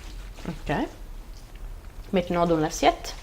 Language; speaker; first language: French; non-native, fluent; Italian